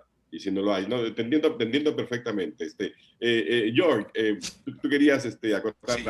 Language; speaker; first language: Spanish; native; Spanish